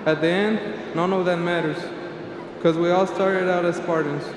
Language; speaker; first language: English; early bilingual, other home language; Spanish